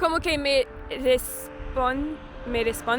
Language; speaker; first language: Spanish; non-native, learner; English